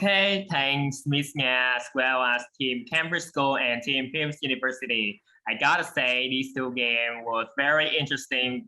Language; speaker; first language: English; non-native, fluent; Vietnamese